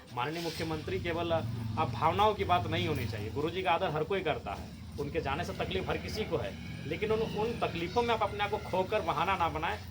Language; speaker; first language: Hindi; native; Hindi